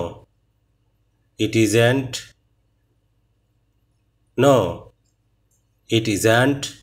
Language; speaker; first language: English; non-native, fluent; Bangla